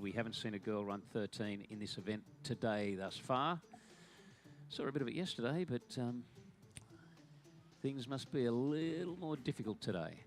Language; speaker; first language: English; native; English